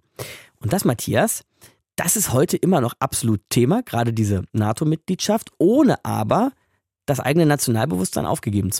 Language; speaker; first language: German; native; German